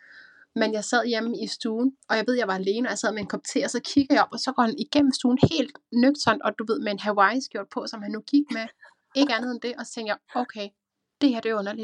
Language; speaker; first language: Danish; native; Danish